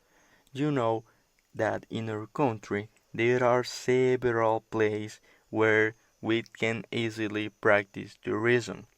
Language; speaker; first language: English; non-native, learner; Spanish